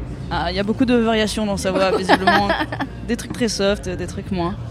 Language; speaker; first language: French; native; French